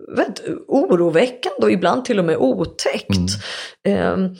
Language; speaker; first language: Swedish; native; Swedish